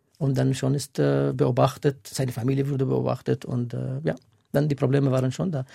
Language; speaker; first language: German; non-native, fluent; Kurdish